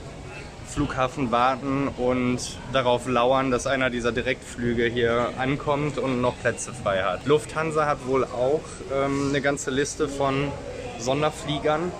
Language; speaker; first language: German; native; German